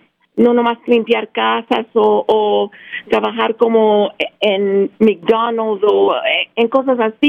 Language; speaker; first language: Spanish; early bilingual, heritage; Spanish